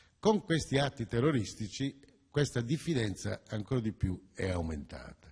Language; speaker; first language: Italian; native; Italian